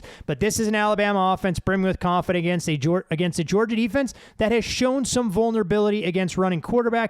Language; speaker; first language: English; native; English